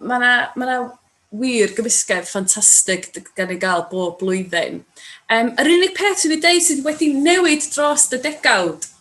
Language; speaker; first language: Welsh; native; Welsh